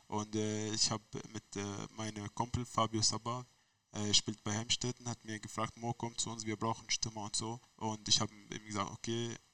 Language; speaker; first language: German; non-native, learner; Arabic